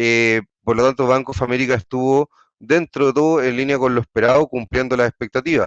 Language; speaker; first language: Spanish; native; Spanish